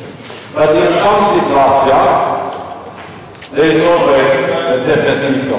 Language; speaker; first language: English; non-native, learner; Swedish